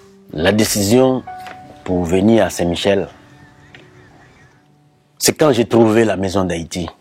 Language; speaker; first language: French; non-native, local second language; Haitian Creole